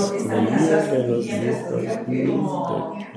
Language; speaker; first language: Spanish; non-native, learner; English